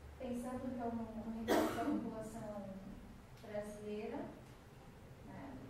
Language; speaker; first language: Portuguese; native; Portuguese